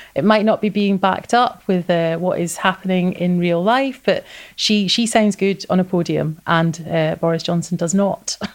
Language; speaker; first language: English; native; English